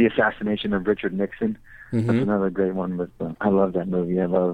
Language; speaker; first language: English; native; English